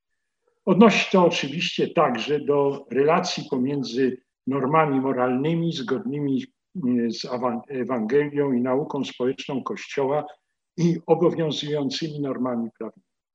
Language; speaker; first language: Polish; native; Polish